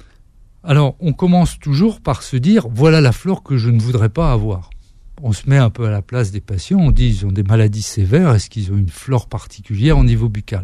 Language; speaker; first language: French; native; French